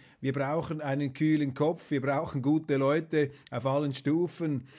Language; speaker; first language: German; native; German